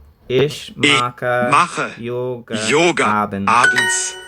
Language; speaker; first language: German; non-native, learner; English